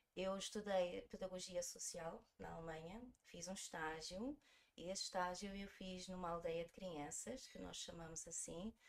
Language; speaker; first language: Portuguese; early bilingual, heritage; Portuguese